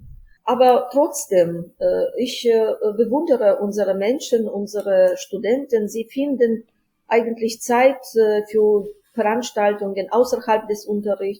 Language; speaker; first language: German; non-native, fluent; Ukrainian